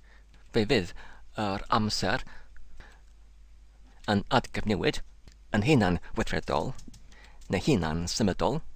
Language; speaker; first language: Welsh; non-native, learner; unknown